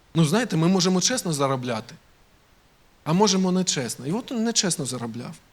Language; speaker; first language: Ukrainian; native; Ukrainian